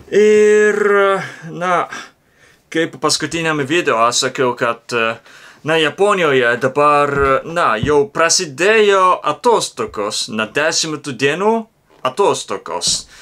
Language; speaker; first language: Lithuanian; non-native, learner; Japanese